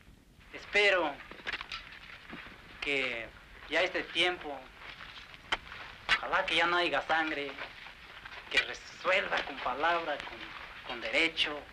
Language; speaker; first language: Spanish; non-native, local second language; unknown